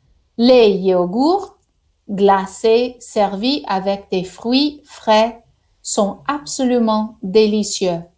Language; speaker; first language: French; non-native, fluent; English